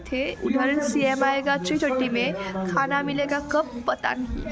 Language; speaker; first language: Hindi; non-native, local second language; Assamese